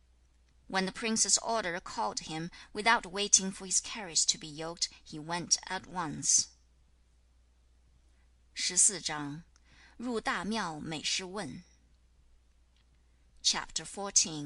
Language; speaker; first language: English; non-native, fluent; Chinese